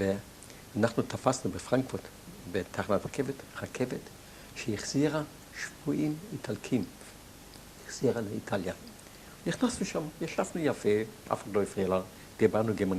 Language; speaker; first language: Hebrew; non-native, fluent; German